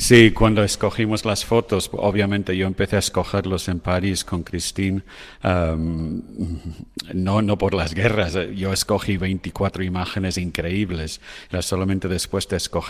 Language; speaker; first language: Spanish; non-native, fluent; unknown